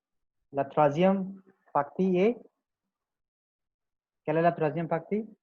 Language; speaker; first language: French; non-native, learner; Hindi